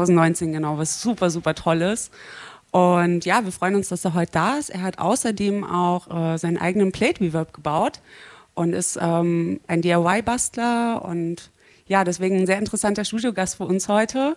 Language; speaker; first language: German; native; German